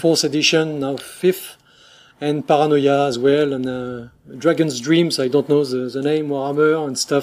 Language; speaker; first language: English; non-native, fluent; French